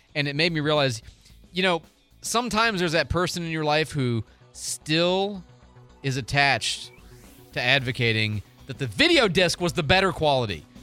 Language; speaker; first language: English; native; English